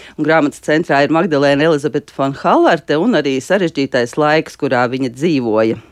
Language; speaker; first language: Latvian; native; Latvian